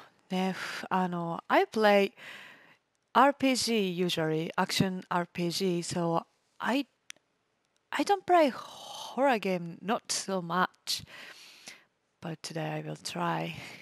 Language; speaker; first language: English; non-native, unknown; Japanese